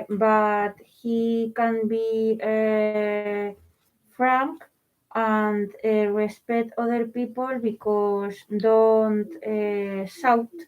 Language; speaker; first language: English; non-native, learner; Spanish